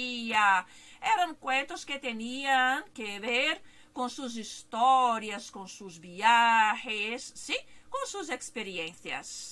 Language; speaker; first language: Spanish; non-native, fluent; Portuguese